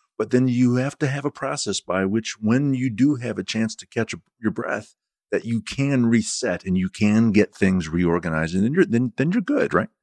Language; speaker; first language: English; native; English